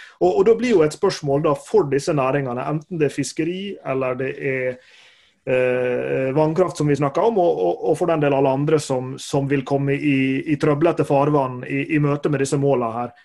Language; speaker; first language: Norwegian; native; Norwegian